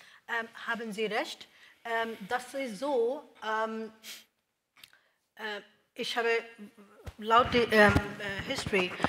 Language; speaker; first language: German; non-native, learner; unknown